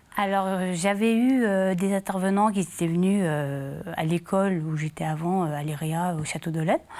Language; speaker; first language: French; native; French